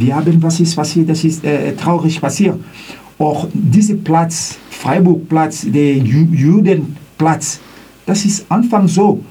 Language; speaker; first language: German; non-native, learner; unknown